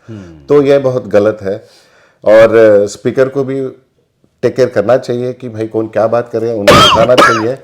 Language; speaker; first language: Hindi; native; Hindi